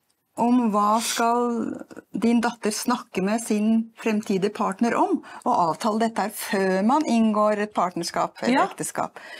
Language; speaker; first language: Norwegian; native; Norwegian